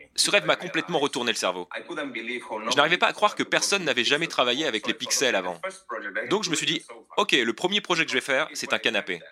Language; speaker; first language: French; non-native, fluent; Spanish